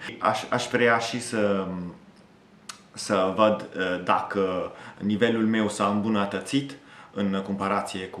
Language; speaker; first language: Romanian; non-native, fluent; Italian